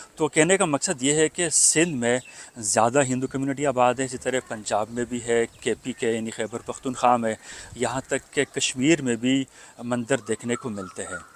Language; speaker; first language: Urdu; native; Urdu